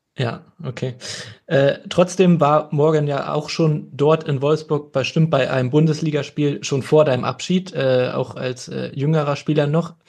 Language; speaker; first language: German; native; German